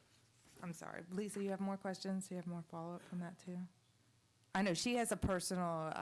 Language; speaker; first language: English; native; English